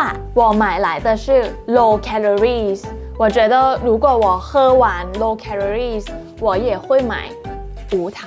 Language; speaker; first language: Chinese; non-native, fluent; Thai